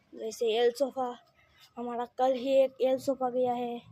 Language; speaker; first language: Hindi; non-native, local second language; Bangla